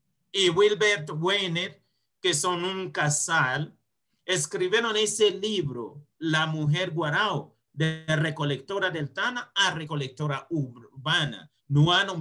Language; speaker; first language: Portuguese; non-native, fluent; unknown